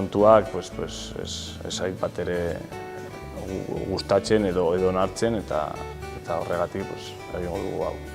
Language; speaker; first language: Basque; non-native, local second language; Spanish